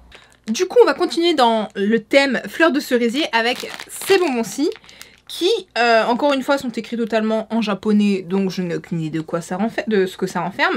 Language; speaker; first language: French; native; French